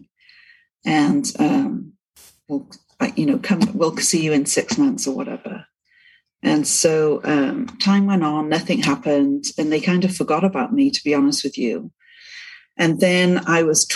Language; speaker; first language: English; native; English